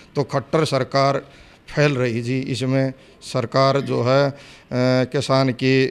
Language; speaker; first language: Hindi; native; Hindi